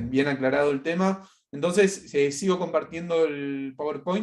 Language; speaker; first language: Spanish; native; Spanish